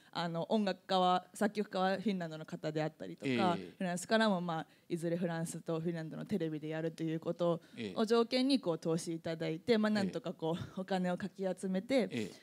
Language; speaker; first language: Japanese; native; Japanese